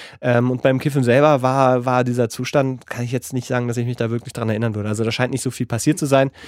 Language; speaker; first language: German; native; German